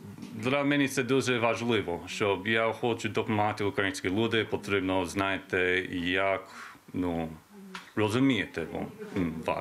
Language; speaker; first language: Ukrainian; non-native, learner; English